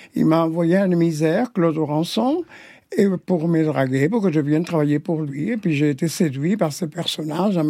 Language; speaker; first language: French; non-native, fluent; Spanish